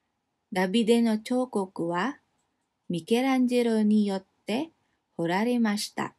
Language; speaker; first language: Japanese; non-native, fluent; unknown